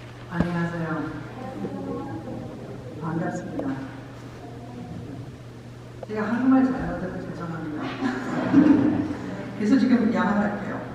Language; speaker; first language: Korean; early bilingual, heritage; Korean